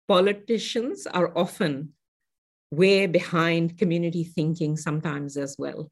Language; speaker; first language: English; non-native, local second language; Urdu